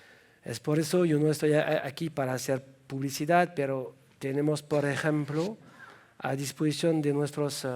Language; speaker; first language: Spanish; non-native, fluent; French